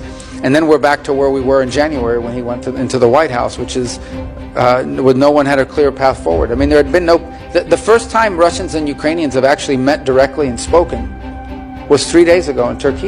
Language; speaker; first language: English; native; English